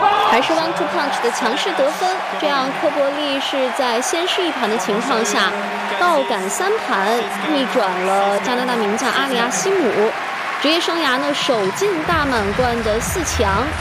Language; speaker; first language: Chinese; native; Chinese